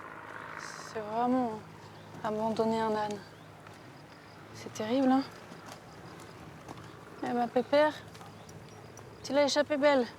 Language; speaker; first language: French; native; French